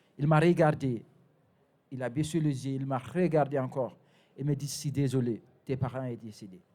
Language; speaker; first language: French; non-native, fluent; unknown